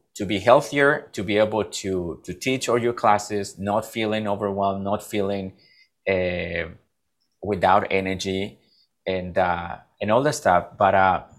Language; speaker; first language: English; non-native, fluent; Spanish